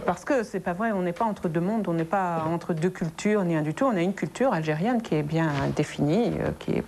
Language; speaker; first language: French; non-native, local second language; Arabic